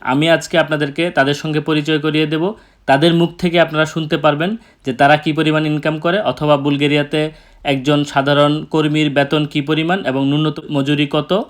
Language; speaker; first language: Bangla; native; Bangla